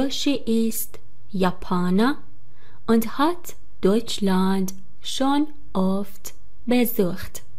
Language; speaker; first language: German; non-native, fluent; Persian